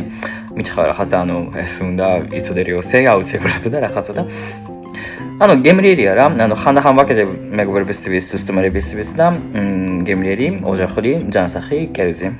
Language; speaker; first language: Georgian; non-native, fluent; Japanese